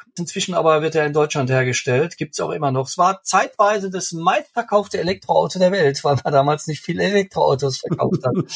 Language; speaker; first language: German; native; German